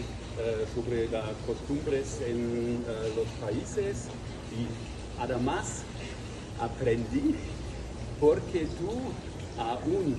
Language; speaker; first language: Spanish; non-native, learner; German